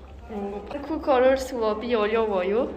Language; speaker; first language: Korean; non-native, learner; French